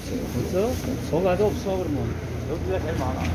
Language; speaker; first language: Korean; native; Korean